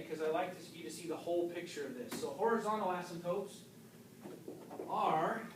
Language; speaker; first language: English; native; English